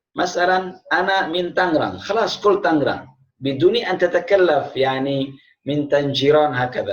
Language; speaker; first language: Arabic; non-native, fluent; Indonesian